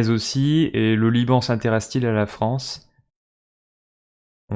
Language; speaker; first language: French; native; French